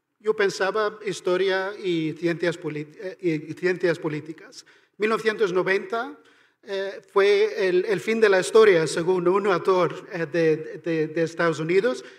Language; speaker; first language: Spanish; non-native, fluent; Irish